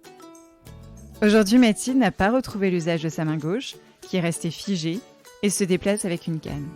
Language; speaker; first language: French; native; French